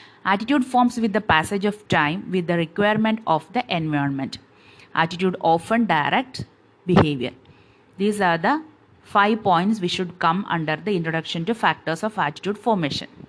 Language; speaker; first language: English; non-native, local second language; Malayalam